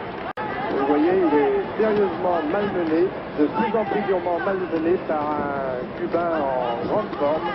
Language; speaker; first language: French; native; French